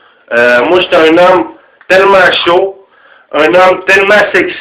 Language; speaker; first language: French; native; French